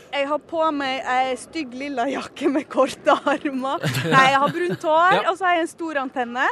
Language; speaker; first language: Norwegian; native; Norwegian